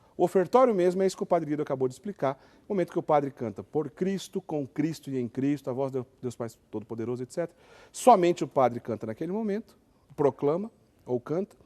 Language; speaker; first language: Portuguese; native; Portuguese